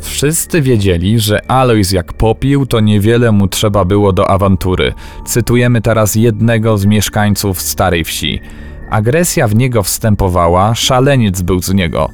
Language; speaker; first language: Polish; native; Polish